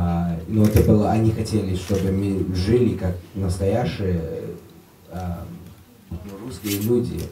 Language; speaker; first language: Russian; non-native, learner; English